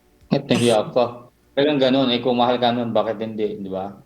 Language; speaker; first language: Filipino; non-native, local second language; Cebuano